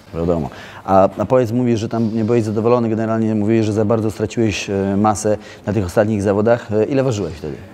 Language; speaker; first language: Polish; native; Polish